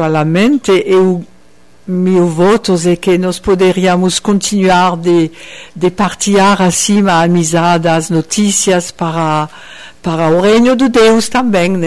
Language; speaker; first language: Portuguese; non-native, fluent; French